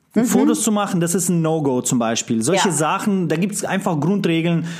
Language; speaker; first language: German; non-native, fluent; Russian